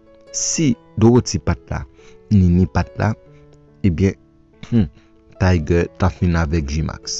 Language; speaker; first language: French; non-native, local second language; Haitian Creole